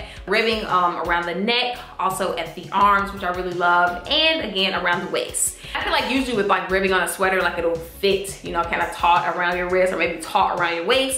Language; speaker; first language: English; native; English